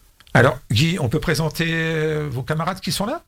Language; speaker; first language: French; native; French